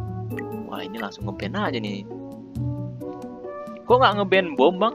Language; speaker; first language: Indonesian; native; Indonesian